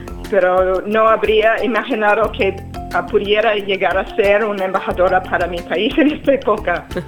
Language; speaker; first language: Spanish; non-native, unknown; English